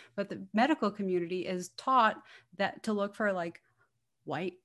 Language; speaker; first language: English; native; English